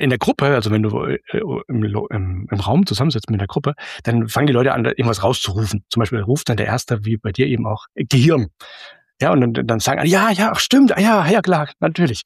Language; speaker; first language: German; native; German